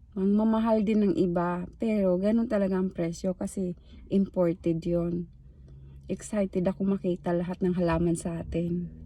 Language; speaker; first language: Filipino; native; Filipino